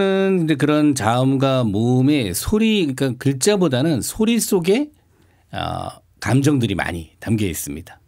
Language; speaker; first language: Korean; native; Korean